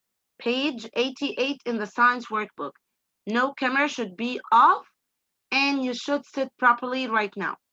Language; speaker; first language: English; non-native, fluent; Arabic